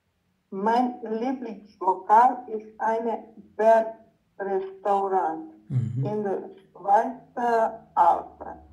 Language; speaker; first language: German; non-native, learner; Croatian